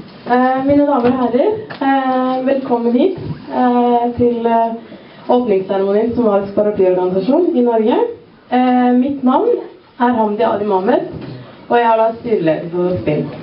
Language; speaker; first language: Norwegian; early bilingual, other home language; Somali